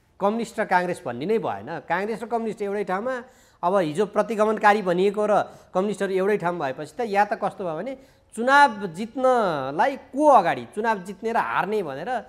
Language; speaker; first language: Nepali; native; Nepali